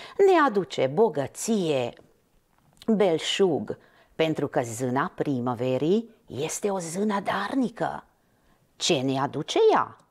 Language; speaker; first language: Romanian; non-native, local second language; Hungarian